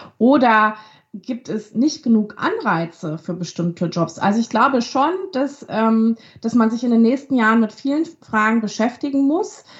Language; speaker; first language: German; early bilingual, other home language; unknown